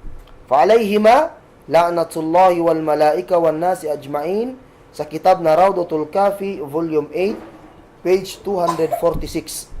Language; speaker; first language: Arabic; non-native, fluent; Cebuano